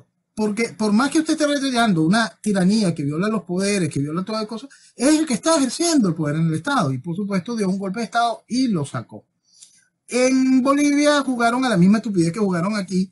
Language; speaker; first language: Spanish; native; Spanish